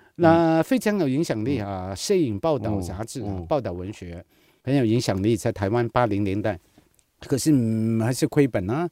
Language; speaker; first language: Chinese; non-native, local second language; Cantonese